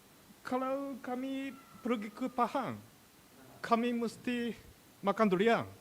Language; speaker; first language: Indonesian; non-native, learner; Japanese